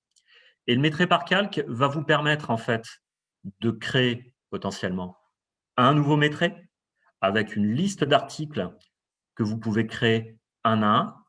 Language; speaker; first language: French; native; French